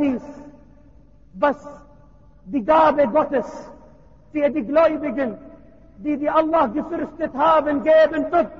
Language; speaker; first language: German; non-native, learner; Arabic